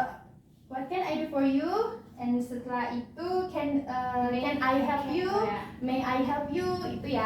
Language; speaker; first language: English; non-native, learner; Indonesian